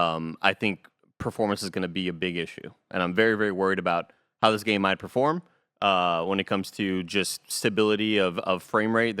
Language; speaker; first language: English; native; English